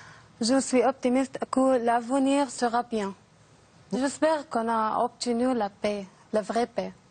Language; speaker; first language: French; non-native, learner; Arabic